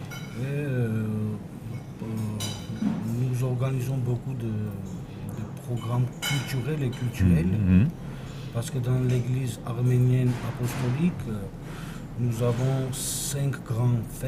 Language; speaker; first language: French; non-native, fluent; Armenian